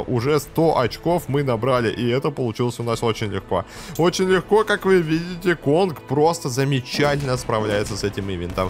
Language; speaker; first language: Russian; native; Russian